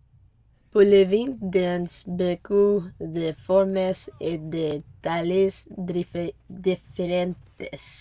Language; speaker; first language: French; non-native, learner; English